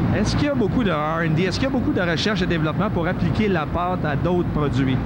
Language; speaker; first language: French; native; French